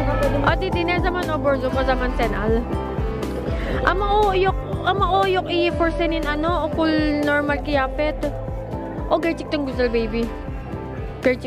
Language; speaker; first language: Turkish; non-native, learner; Filipino